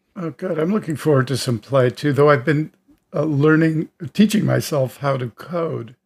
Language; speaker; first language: English; native; English